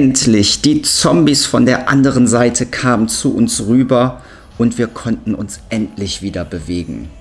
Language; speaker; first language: German; native; German